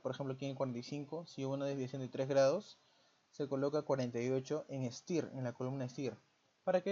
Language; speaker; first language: Spanish; native; Spanish